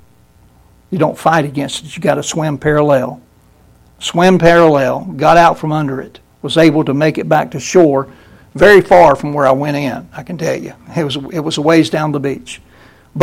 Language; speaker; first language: English; native; English